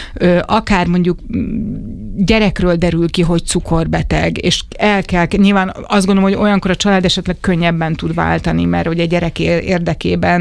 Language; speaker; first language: Hungarian; native; Hungarian